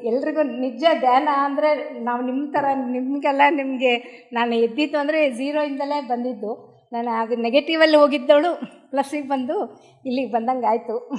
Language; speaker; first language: Kannada; native; Kannada